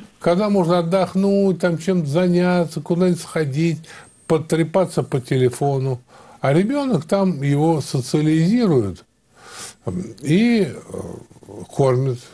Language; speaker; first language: Russian; native; Russian